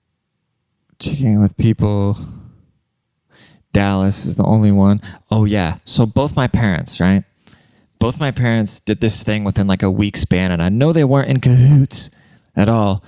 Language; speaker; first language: English; native; English